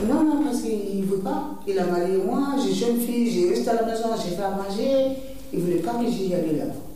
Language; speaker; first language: French; non-native, learner; Bambara